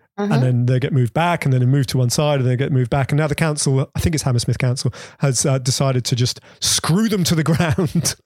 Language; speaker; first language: English; native; English